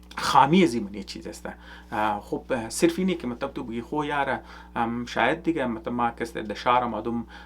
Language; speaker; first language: Persian; native; Persian